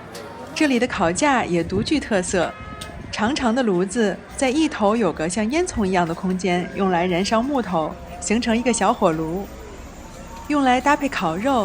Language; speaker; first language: Chinese; native; Chinese